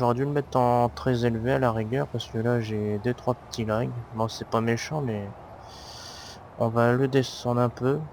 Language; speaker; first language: French; native; French